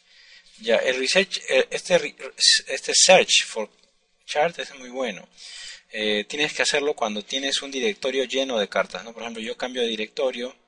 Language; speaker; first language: Spanish; native; Spanish